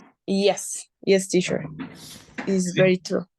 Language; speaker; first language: English; non-native, learner; Spanish